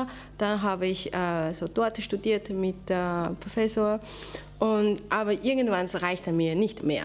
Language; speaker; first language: German; non-native, learner; Chinese